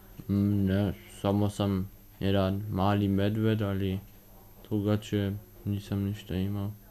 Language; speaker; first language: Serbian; early bilingual, heritage; Serbian